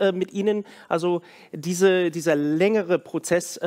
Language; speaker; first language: German; non-native, fluent; English